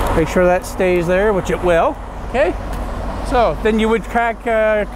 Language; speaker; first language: English; native; English